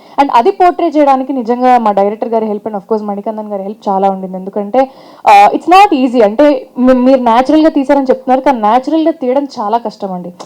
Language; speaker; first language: Telugu; native; Telugu